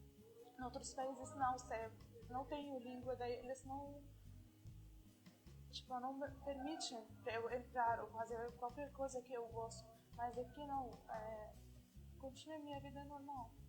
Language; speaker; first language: Portuguese; non-native, learner; Arabic